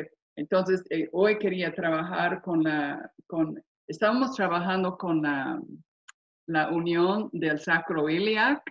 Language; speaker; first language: Spanish; non-native, fluent; English